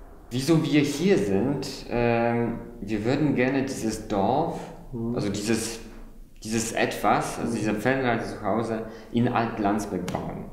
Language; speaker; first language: German; non-native, fluent; Polish